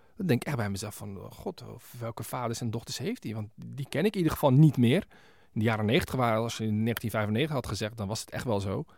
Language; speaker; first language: Dutch; early bilingual, other home language; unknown